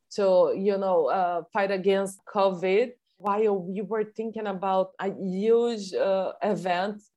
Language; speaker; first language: English; non-native, fluent; Portuguese